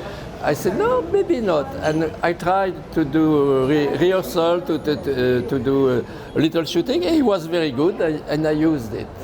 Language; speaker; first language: English; non-native, fluent; French